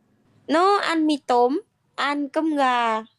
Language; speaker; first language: Vietnamese; non-native, learner; Indonesian